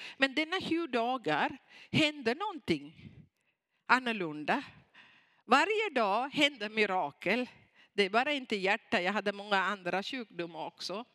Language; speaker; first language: Swedish; non-native, fluent; Tamil